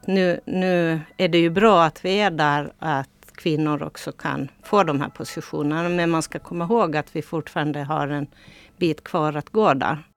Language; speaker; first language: Swedish; native; Swedish